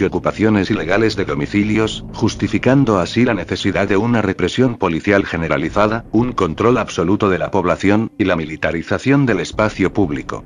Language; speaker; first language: Spanish; native; Spanish